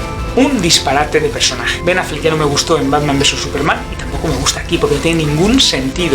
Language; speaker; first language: Spanish; native; Spanish